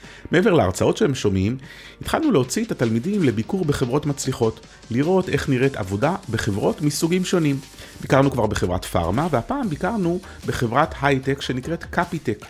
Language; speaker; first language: Hebrew; native; Hebrew